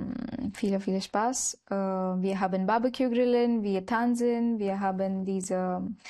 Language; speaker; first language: German; non-native, learner; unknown